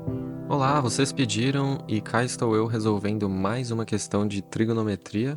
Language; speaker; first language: Portuguese; native; Portuguese